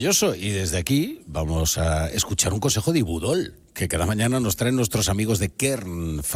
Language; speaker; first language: Spanish; native; Spanish